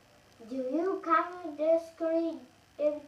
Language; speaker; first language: English; non-native, learner; Japanese